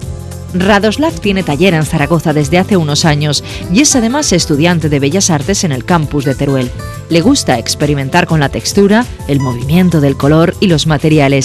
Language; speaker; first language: Spanish; native; Spanish